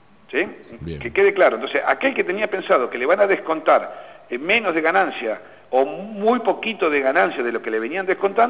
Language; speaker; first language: Spanish; native; Spanish